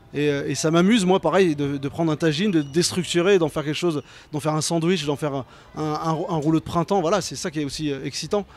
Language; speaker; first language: French; native; French